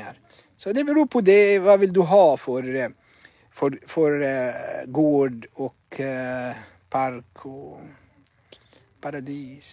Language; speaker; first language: Swedish; non-native, fluent; Arabic